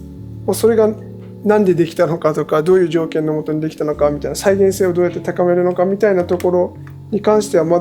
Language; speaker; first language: Japanese; native; Japanese